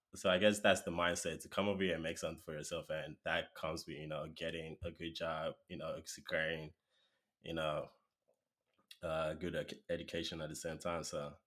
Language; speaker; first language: English; non-native, local second language; Yoruba